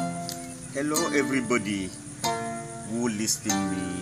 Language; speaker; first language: English; non-native, learner; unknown